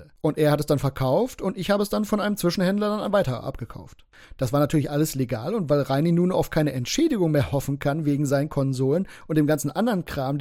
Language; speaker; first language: German; native; German